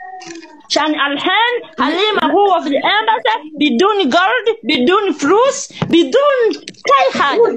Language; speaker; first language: Arabic; non-native, learner; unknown